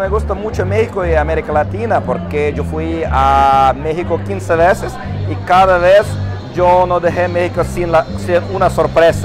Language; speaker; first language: Spanish; non-native, fluent; Russian